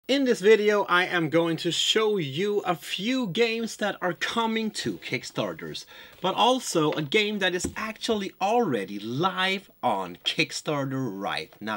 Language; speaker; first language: English; non-native, fluent; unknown